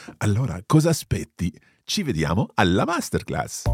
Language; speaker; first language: Italian; non-native, fluent; English